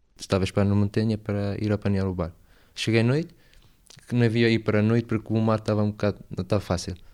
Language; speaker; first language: Portuguese; non-native, learner; Arabic